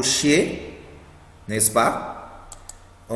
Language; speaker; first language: French; non-native, fluent; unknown